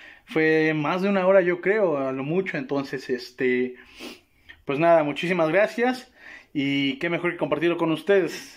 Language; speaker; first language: Spanish; native; Spanish